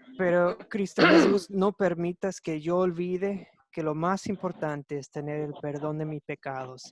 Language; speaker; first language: Spanish; non-native, fluent; English